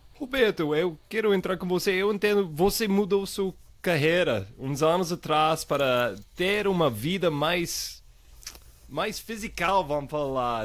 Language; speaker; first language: Portuguese; non-native, fluent; English